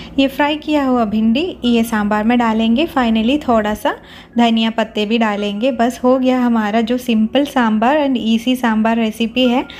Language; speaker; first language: Hindi; non-native, local second language; Malayalam